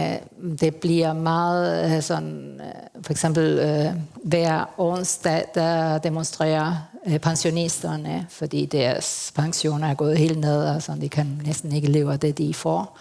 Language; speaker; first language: Danish; early bilingual, heritage; Spanish